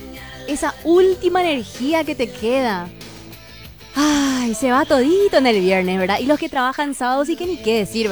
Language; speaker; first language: Spanish; native; Spanish